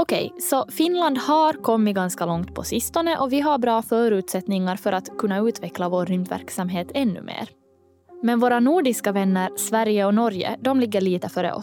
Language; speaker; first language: Swedish; native; Swedish